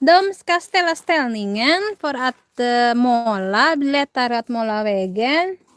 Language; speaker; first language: Swedish; non-native, fluent; Indonesian